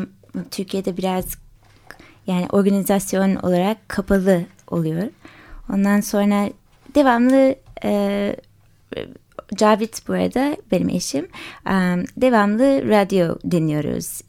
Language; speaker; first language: Turkish; early bilingual, heritage; English